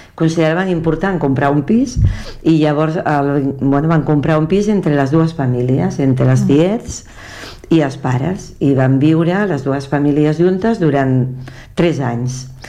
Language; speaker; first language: Catalan; non-native, local second language; Spanish